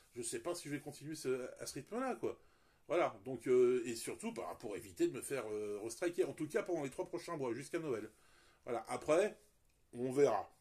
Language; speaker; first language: French; native; French